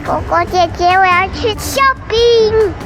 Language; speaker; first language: Chinese; native; Chinese